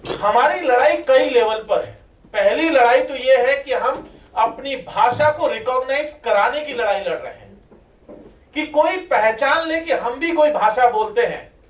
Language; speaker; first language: Hindi; non-native, local second language; Rajasthani